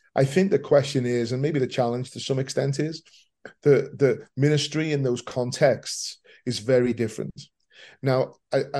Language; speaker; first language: English; native; English